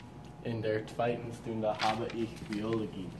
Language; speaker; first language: German; non-native, learner; English